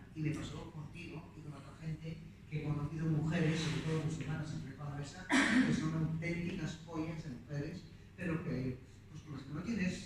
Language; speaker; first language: Spanish; native; Spanish